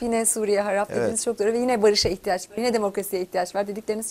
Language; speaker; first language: Turkish; native; Turkish